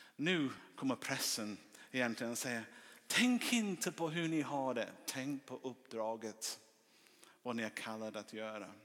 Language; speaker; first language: Swedish; non-native, fluent; English